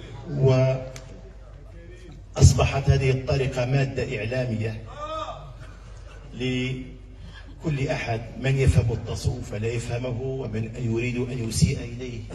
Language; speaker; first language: Arabic; native; Arabic